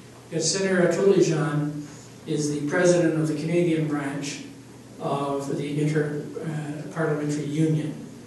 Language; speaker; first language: English; native; English